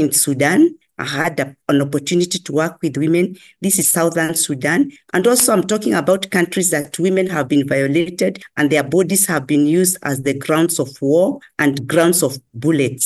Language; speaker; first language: English; non-native, local second language; Kikuyu